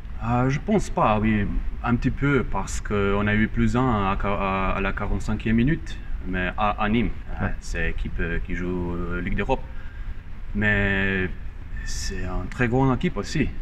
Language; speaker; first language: French; non-native, fluent; Croatian